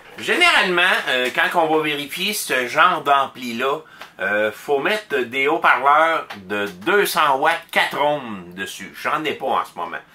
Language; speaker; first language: French; native; French